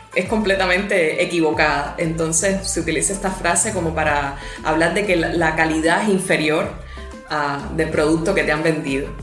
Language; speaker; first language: Spanish; native; Spanish